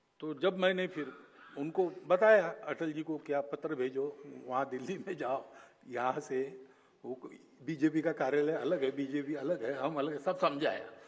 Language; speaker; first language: Hindi; non-native, local second language; Malayalam